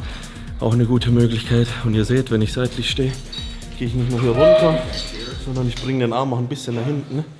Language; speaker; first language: German; native; German